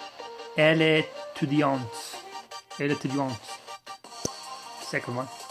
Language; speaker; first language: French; non-native, learner; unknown